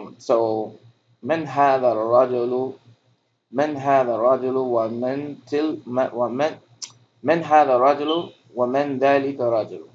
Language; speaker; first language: Arabic; non-native, fluent; English